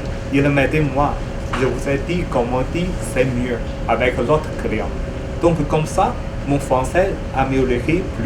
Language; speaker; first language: French; non-native, learner; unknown